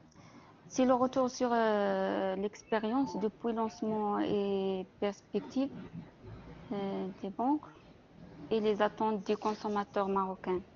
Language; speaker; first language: French; non-native, local second language; Arabic